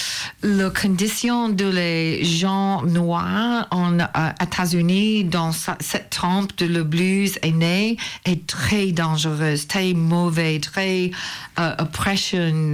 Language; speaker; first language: French; non-native, learner; English